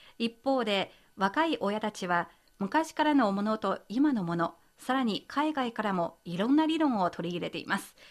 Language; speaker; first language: Japanese; non-native, fluent; Chinese